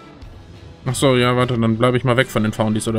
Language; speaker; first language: German; native; German